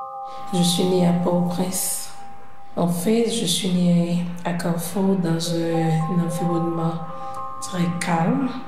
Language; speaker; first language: French; non-native, local second language; Haitian Creole